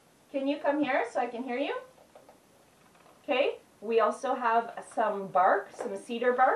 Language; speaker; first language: English; native; English